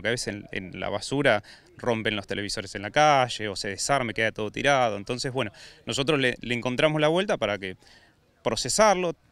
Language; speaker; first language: Spanish; native; Spanish